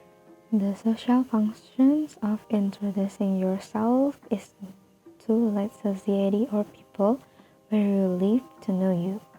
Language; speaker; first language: English; non-native, fluent; Indonesian